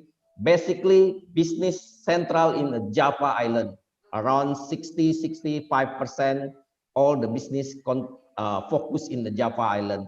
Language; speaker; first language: English; non-native, fluent; Indonesian